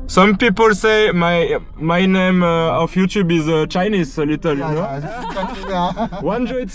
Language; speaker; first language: English; non-native, learner; French